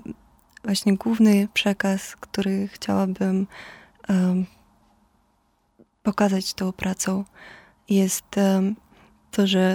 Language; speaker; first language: Polish; non-native, fluent; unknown